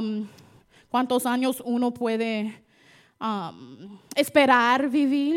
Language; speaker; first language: Spanish; early bilingual, heritage; Spanish